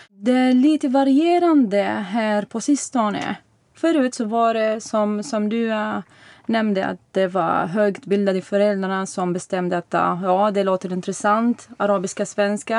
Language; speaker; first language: Swedish; non-native, fluent; Arabic